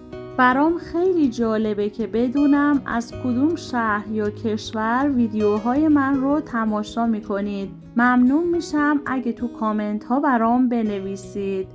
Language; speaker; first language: Persian; native; Persian